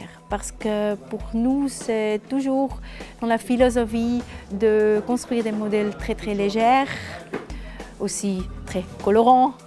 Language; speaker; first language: French; non-native, fluent; German